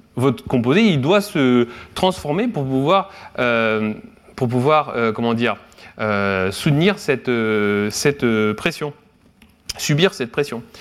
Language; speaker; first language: French; native; French